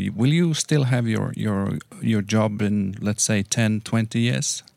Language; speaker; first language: English; non-native, fluent; Norwegian